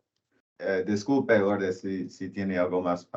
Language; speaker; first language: Spanish; non-native, learner; English